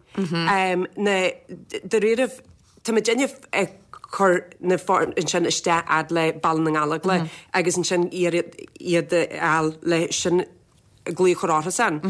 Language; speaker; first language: Irish; native; Irish